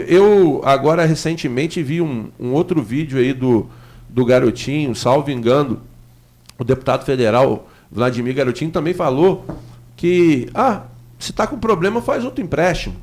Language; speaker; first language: Portuguese; native; Portuguese